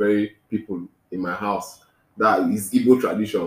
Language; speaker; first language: English; non-native, local second language; Igbo